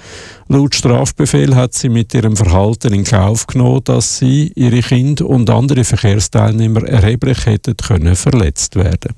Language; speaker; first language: German; native; German